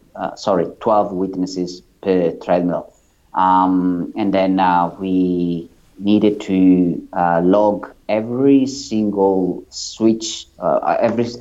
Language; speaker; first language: English; non-native, fluent; Italian